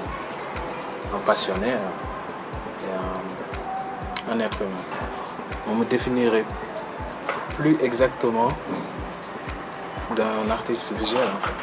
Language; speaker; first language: French; non-native, local second language; Wolof